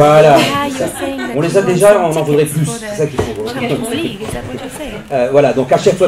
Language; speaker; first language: French; native; French